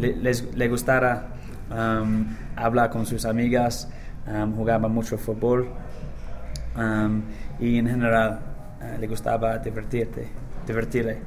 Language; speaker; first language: Spanish; non-native, learner; English